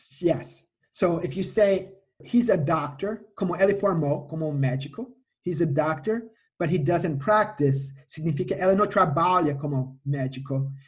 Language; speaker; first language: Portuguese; non-native, fluent; English